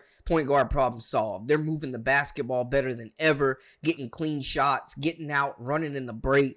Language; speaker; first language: English; native; English